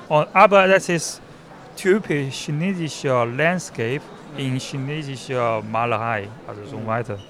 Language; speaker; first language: German; non-native, learner; Chinese